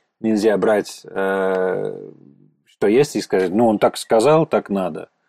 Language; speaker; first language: Russian; non-native, fluent; English